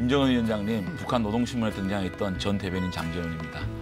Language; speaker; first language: Korean; native; Korean